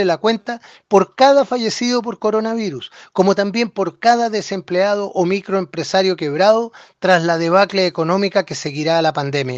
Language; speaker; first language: Spanish; native; Spanish